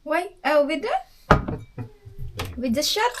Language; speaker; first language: English; non-native, local second language; Filipino